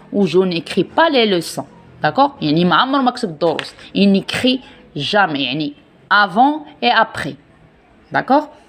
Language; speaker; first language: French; non-native, local second language; Arabic